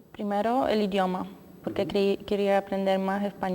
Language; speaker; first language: Spanish; non-native, learner; Polish